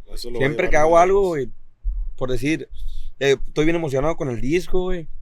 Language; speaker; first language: Spanish; native; Spanish